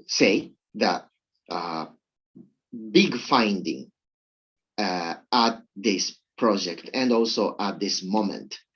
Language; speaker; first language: English; non-native, learner; Japanese